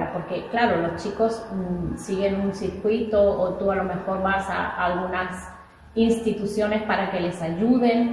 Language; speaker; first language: Spanish; native; Spanish